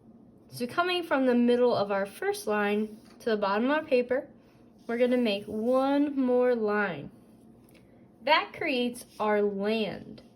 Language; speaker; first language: English; native; English